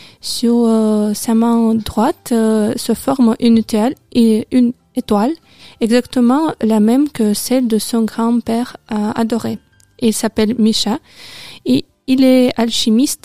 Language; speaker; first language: French; non-native, learner; Russian